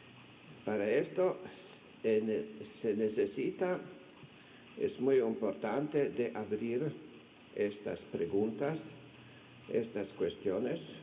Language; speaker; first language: Spanish; non-native, fluent; Slovenian